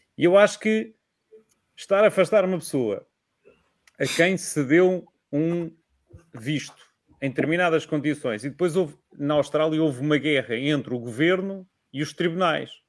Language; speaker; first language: Portuguese; native; Portuguese